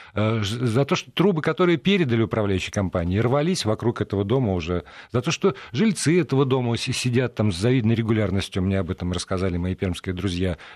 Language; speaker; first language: Russian; native; Russian